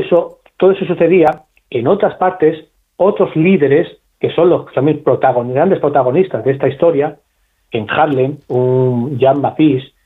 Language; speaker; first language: Spanish; native; Spanish